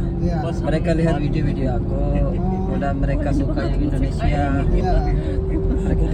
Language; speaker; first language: Indonesian; non-native, local second language; Urdu